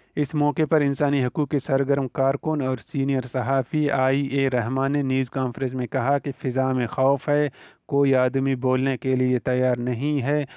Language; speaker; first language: Urdu; non-native, local second language; Baluchi